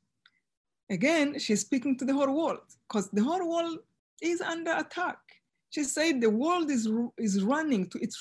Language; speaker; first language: English; non-native, local second language; Kinyarwanda